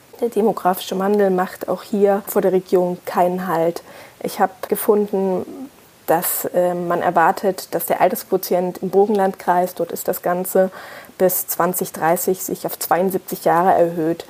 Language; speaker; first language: German; native; German